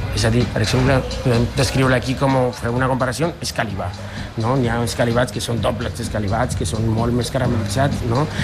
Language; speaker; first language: Catalan; non-native, fluent; Spanish